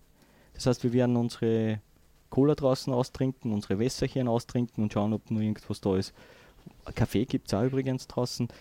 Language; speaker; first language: German; native; German